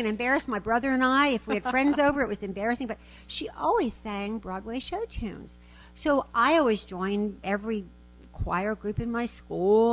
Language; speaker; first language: English; early bilingual, other home language; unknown